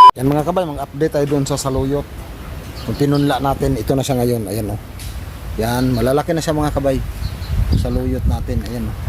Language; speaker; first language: Filipino; non-native, local second language; Cebuano